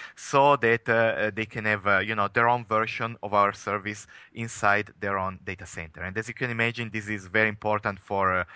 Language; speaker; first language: English; non-native, fluent; Italian